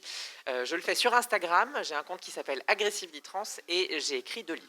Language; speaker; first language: French; native; French